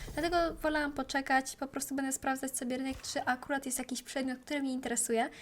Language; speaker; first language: Polish; native; Polish